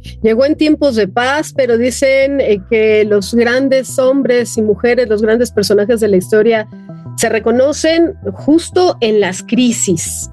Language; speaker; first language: Spanish; native; Spanish